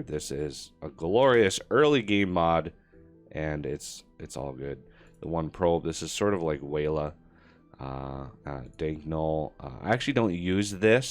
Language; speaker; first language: English; native; English